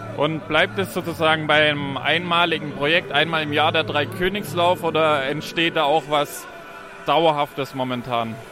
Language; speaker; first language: German; native; German